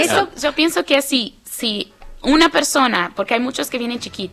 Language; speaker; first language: Spanish; non-native, fluent; Portuguese